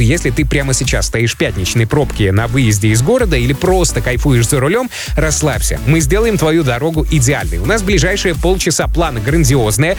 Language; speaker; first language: Russian; native; Russian